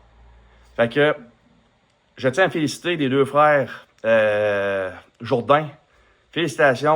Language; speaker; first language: French; native; French